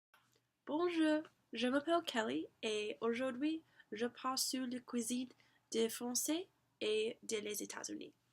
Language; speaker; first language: French; non-native, learner; English